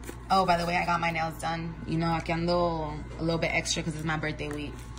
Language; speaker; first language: English; early bilingual, other home language; Spanish